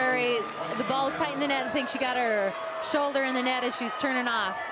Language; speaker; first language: English; native; English